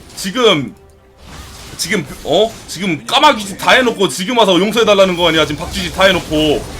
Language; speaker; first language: Korean; native; Korean